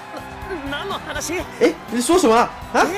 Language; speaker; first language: Chinese; native; Chinese